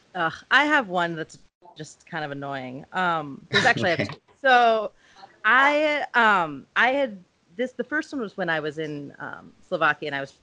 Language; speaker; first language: English; native; English